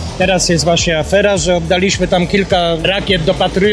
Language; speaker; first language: Polish; native; Polish